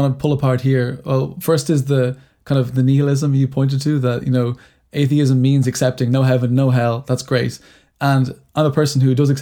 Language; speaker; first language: English; native; English